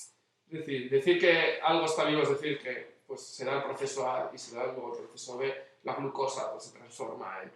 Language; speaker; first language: Spanish; native; Spanish